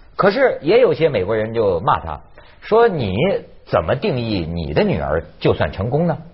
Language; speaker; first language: Chinese; native; Chinese